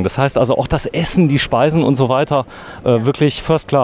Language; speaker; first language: German; native; German